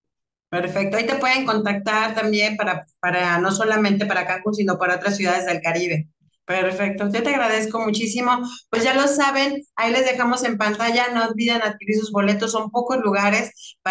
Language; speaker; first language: Spanish; native; Spanish